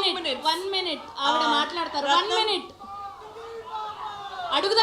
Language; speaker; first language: Telugu; native; Telugu